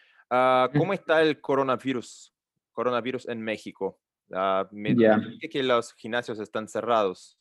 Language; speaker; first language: Spanish; non-native, learner; Portuguese